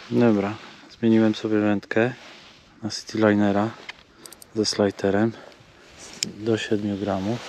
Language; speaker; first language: Polish; native; Polish